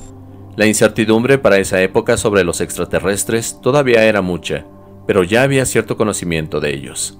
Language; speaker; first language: Spanish; native; Spanish